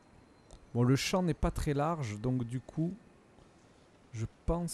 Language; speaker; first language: French; native; French